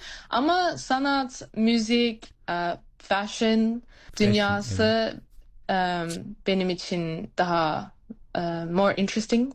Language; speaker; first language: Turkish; early bilingual, heritage; Turkish